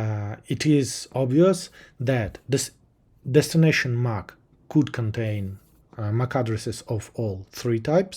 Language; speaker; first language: English; non-native, fluent; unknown